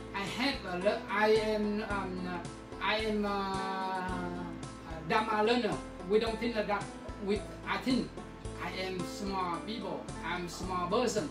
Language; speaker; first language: English; non-native, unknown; Vietnamese